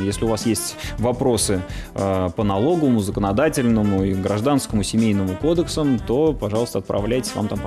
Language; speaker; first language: Russian; native; Russian